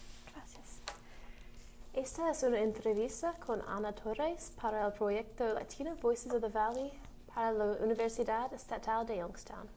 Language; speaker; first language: Spanish; non-native, learner; English